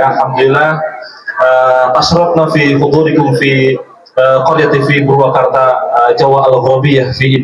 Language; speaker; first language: Arabic; non-native, learner; Indonesian